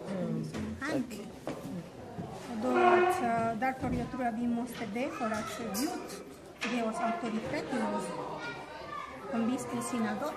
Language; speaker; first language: Swedish; non-native, learner; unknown